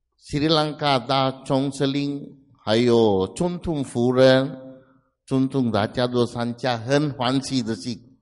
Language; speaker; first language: Chinese; non-native, fluent; Sinhala